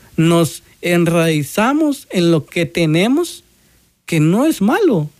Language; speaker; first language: Spanish; native; Spanish